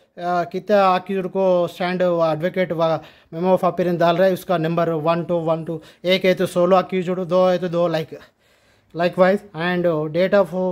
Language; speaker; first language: Hindi; non-native, local second language; Telugu